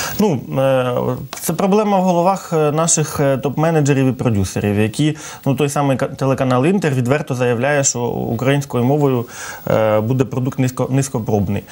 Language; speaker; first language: Ukrainian; native; Ukrainian